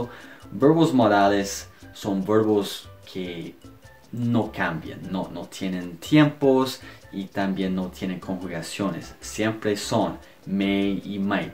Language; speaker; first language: Spanish; non-native, fluent; English